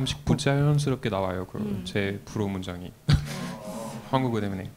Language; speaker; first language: Korean; non-native, fluent; French